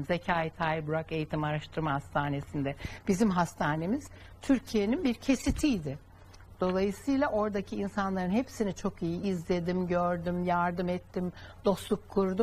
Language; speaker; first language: Turkish; native; Turkish